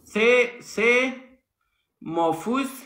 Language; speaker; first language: English; non-native, learner; Persian